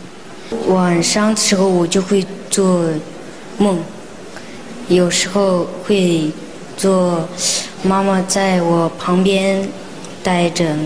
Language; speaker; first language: Chinese; non-native, local second language; Mongolian